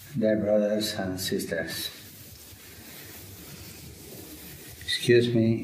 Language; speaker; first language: English; non-native, learner; Italian